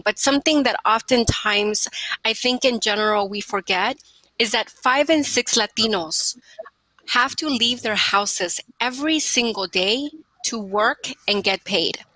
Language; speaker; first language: English; early bilingual, other home language; Spanish